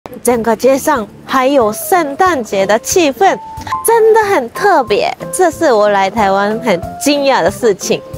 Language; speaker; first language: Chinese; non-native, fluent; Japanese